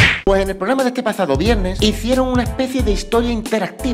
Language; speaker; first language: Spanish; native; Spanish